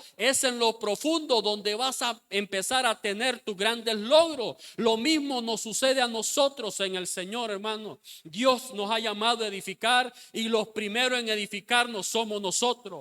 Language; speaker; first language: Spanish; native; Spanish